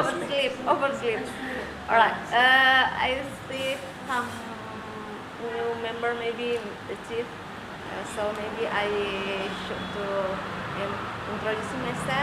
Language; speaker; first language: English; non-native, learner; Indonesian